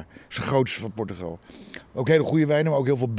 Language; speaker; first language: Dutch; native; Dutch